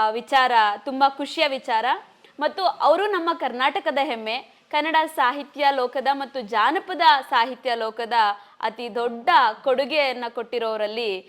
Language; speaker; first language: Kannada; native; Kannada